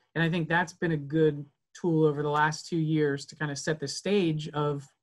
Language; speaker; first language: English; native; English